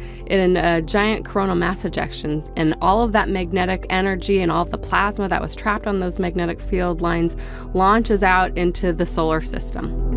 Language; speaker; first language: English; native; English